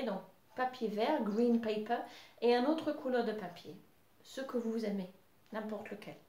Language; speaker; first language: French; non-native, fluent; English